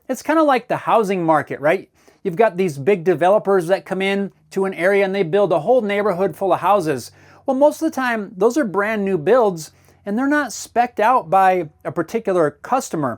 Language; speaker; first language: English; native; English